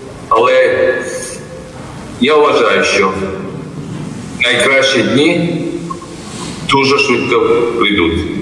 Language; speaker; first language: Ukrainian; non-native, fluent; Georgian